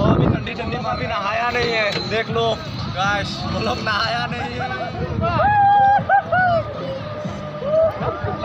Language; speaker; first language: Hindi; non-native, local second language; Assamese